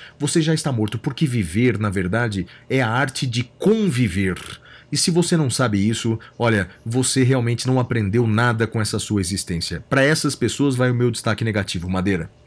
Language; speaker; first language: Portuguese; native; Portuguese